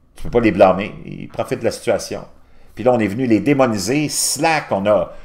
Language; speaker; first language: French; native; French